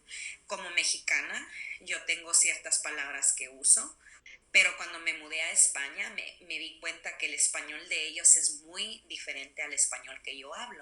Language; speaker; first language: Spanish; early bilingual, other home language; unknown